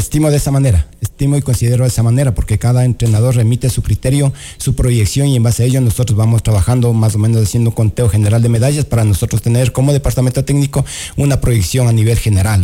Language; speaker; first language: Spanish; native; Spanish